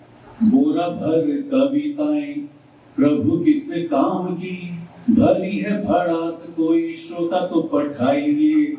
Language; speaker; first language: Hindi; native; Hindi